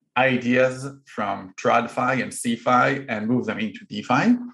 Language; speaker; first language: English; non-native, fluent; Hebrew